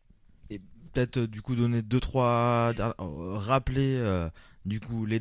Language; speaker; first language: French; native; French